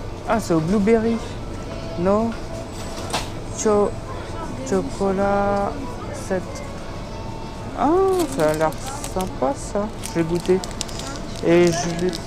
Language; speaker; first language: French; native; French